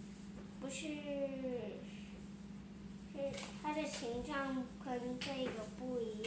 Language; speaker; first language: Chinese; early bilingual, heritage; Chinese